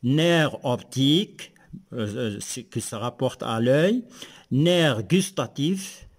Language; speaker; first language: French; non-native, local second language; Arabic